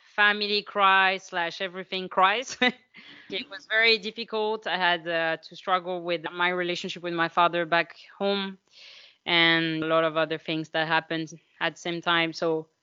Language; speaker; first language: English; non-native, fluent; French